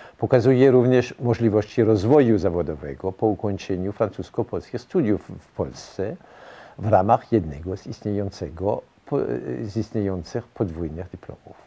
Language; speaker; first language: Polish; non-native, fluent; French